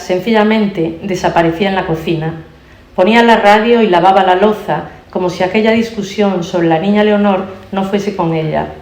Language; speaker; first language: Spanish; native; Spanish